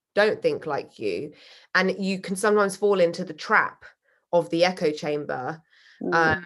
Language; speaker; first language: English; native; English